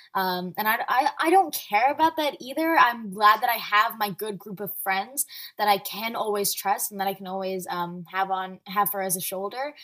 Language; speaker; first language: English; early bilingual, other home language; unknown